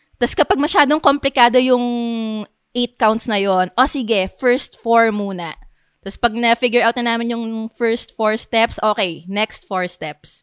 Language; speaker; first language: Filipino; native; Filipino